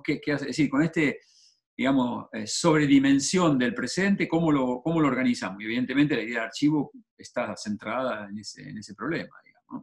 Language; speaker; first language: Spanish; native; Spanish